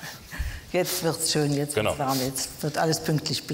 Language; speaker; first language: German; native; German